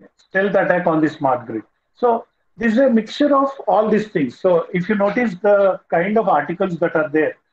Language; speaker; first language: English; non-native, local second language; Telugu